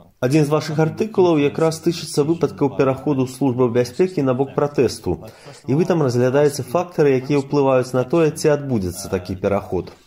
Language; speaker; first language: Belarusian; native; Belarusian